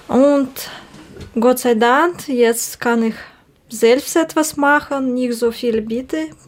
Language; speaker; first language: German; non-native, learner; Russian